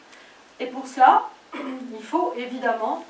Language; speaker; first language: French; native; French